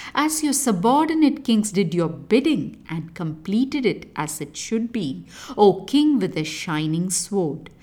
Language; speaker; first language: English; non-native, local second language; Tamil